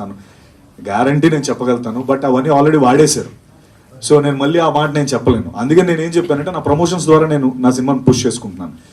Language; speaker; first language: Telugu; native; Telugu